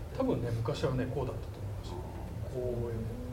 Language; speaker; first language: Japanese; native; Japanese